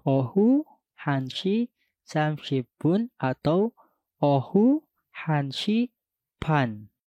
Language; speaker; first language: Korean; non-native, fluent; Indonesian